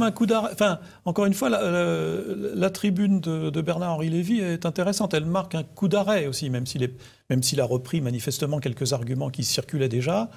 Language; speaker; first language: French; native; French